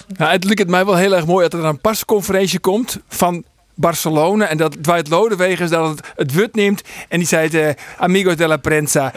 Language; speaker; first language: Dutch; non-native, local second language; Western Frisian